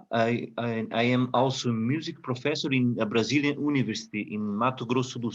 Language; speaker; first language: English; non-native, learner; Portuguese